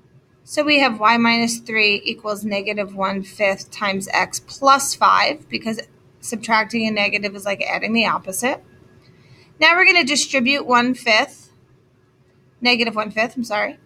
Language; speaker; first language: English; native; English